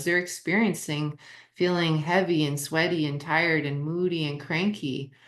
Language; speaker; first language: English; native; English